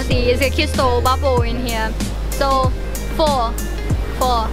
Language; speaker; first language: English; non-native, learner; Thai